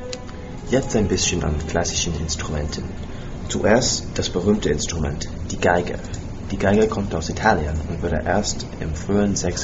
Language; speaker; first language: German; non-native, learner; English